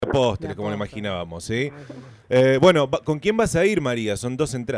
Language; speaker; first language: Spanish; native; Spanish